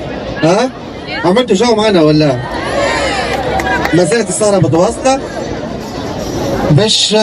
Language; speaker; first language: Arabic; native; Arabic